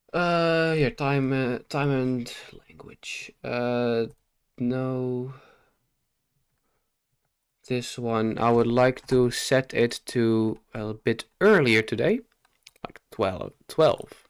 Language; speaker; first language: English; non-native, fluent; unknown